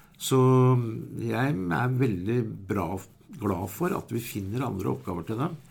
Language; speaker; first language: Norwegian; native; Norwegian